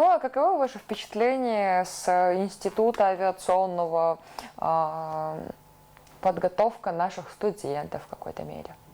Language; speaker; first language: Russian; native; Russian